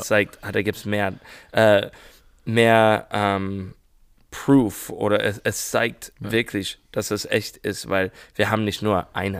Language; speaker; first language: German; non-native, learner; English